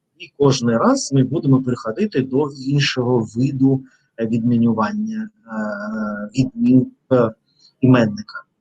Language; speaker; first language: Ukrainian; non-native, local second language; Russian